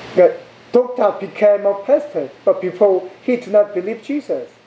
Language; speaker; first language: English; non-native, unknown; Korean